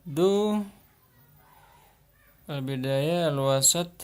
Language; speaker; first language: Arabic; non-native, fluent; Indonesian